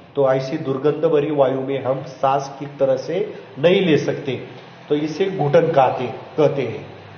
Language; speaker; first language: Hindi; non-native, local second language; Marathi